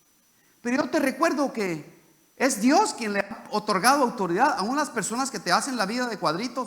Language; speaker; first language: Spanish; native; Spanish